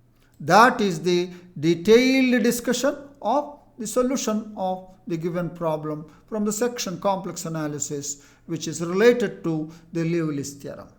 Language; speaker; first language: English; non-native, local second language; Telugu